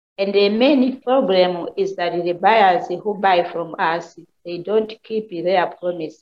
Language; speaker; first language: English; non-native, local second language; Nyanja